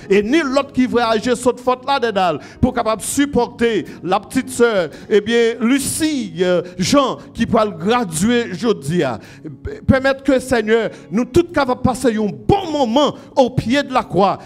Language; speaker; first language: French; native; French